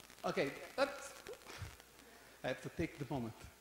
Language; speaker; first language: English; non-native, fluent; Italian